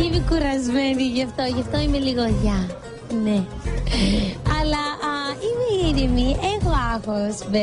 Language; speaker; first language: Greek; early bilingual, heritage; Greek